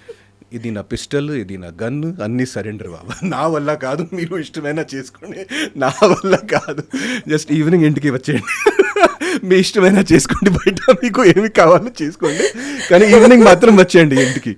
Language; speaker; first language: Telugu; non-native, fluent; Hindi